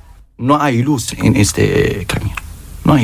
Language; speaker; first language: Spanish; non-native, learner; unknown